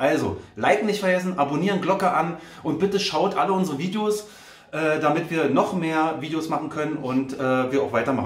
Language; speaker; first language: German; native; German